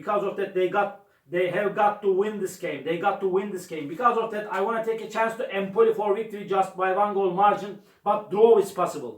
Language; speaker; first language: English; non-native, learner; Turkish